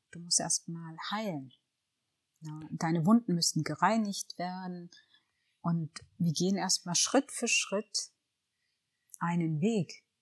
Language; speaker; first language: German; early bilingual, other home language; Tigrinya